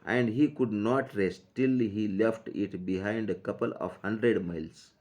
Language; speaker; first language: English; non-native, local second language; Marathi